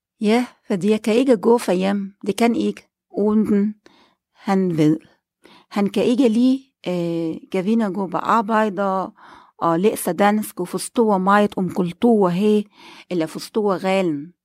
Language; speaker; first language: Danish; non-native, learner; Arabic